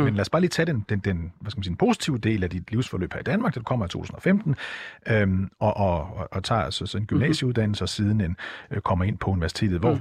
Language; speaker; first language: Danish; native; Danish